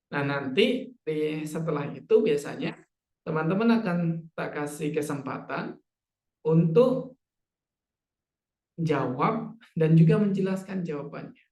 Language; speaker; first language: Indonesian; native; Indonesian